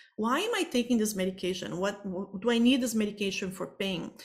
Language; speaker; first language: English; non-native, fluent; Portuguese